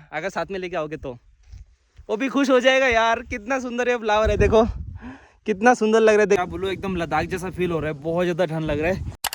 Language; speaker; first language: Hindi; non-native, local second language; Bangla